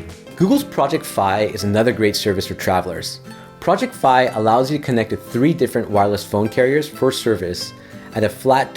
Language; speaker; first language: English; native; English